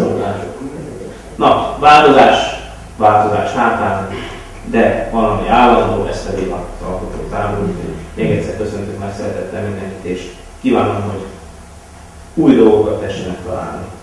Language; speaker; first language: Hungarian; native; Hungarian